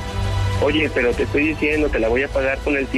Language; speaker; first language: Spanish; native; Spanish